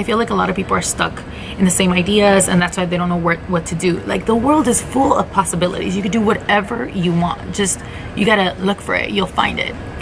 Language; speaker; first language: English; early bilingual, other home language; Spanish